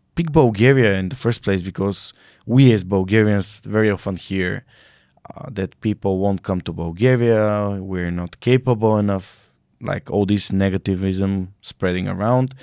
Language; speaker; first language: English; non-native, fluent; Bulgarian